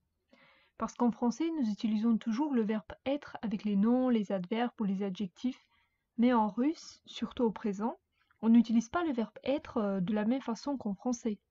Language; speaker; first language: French; non-native, fluent; Russian